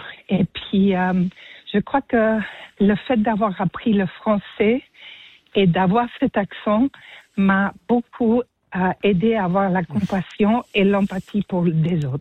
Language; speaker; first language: French; non-native, fluent; English